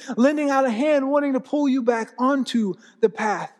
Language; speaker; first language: English; native; English